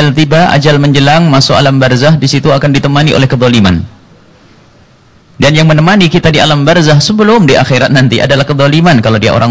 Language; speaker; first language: Indonesian; native; Indonesian